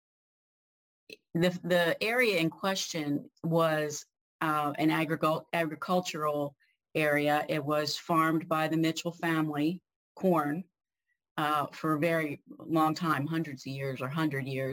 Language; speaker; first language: English; native; English